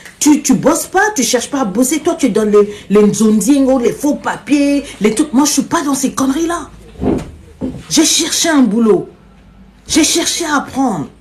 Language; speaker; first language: French; non-native, local second language; Lingala